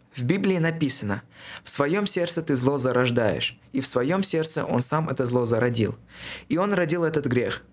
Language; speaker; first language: Russian; non-native, local second language; Armenian